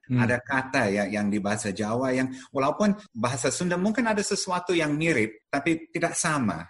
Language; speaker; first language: Indonesian; non-native, fluent; English